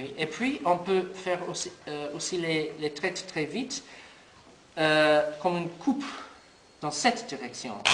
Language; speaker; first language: French; non-native, learner; English